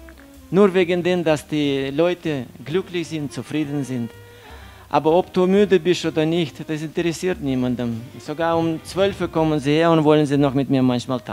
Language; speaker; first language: German; non-native, fluent; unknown